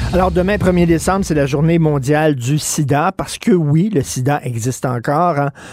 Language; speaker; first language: French; native; French